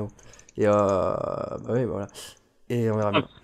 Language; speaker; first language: French; native; French